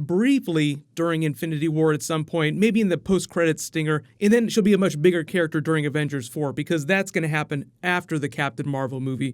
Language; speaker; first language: English; native; English